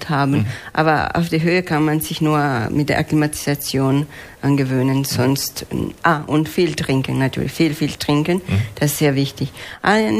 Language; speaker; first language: German; non-native, fluent; Spanish